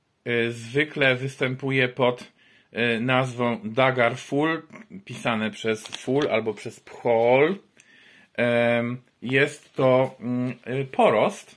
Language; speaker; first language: Polish; native; Polish